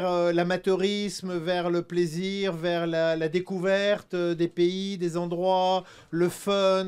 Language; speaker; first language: French; native; French